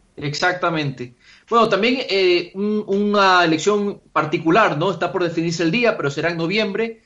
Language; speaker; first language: Spanish; native; Spanish